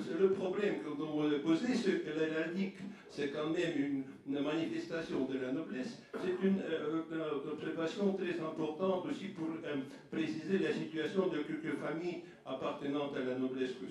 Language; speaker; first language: French; non-native, learner; Russian